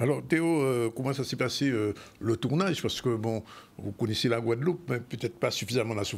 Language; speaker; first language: French; native; French